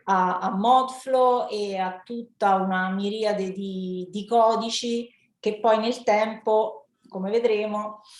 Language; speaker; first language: Italian; native; Italian